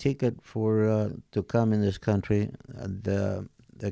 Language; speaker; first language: English; non-native, fluent; Italian